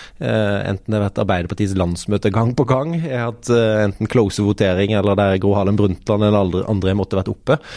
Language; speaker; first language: Norwegian; native; Norwegian